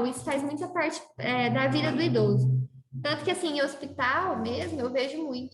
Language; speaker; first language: Portuguese; native; Portuguese